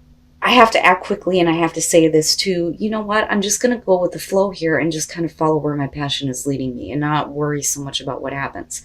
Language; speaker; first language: English; native; English